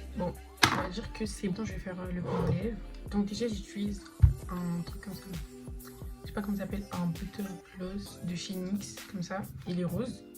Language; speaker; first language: French; native; French